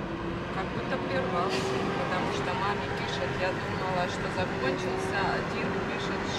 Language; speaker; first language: Russian; native; Russian